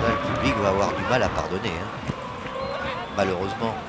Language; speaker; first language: French; native; French